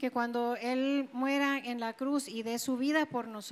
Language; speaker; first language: Spanish; native; Spanish